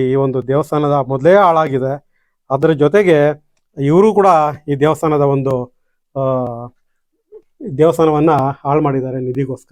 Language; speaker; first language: Kannada; native; Kannada